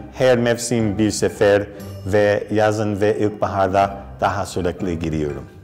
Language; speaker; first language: Turkish; non-native, learner; English